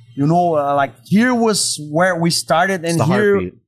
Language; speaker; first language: English; non-native, fluent; Portuguese